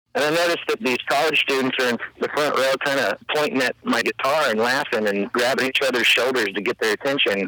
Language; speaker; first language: English; native; English